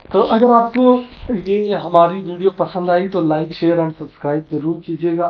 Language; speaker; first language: Hindi; native; Hindi